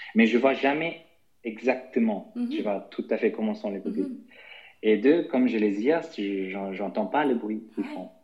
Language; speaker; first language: French; non-native, fluent; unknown